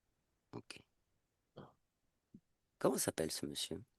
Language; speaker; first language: French; native; French